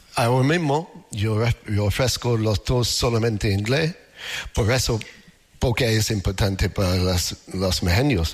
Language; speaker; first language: Spanish; non-native, learner; English